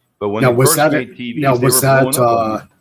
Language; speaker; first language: English; native; English